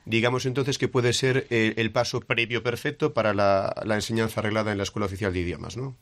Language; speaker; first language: Spanish; native; Spanish